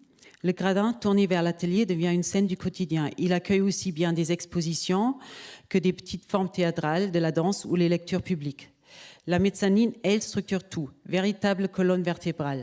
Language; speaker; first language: French; native; French